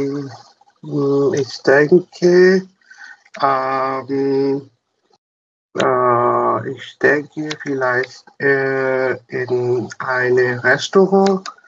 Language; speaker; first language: German; non-native, learner; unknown